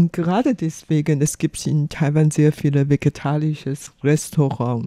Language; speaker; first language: German; non-native, fluent; Chinese